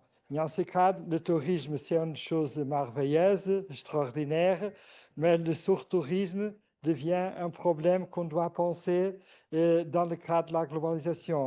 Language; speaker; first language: French; non-native, fluent; Portuguese